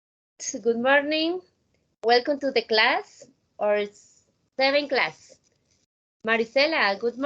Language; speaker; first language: English; non-native, fluent; Spanish